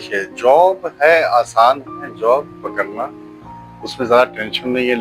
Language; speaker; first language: Hindi; native; Hindi